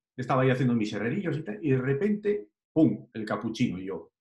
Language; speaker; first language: Spanish; native; Spanish